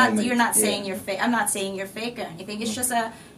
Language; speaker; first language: English; non-native, local second language; Filipino